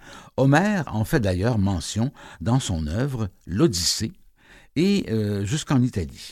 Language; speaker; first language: French; native; French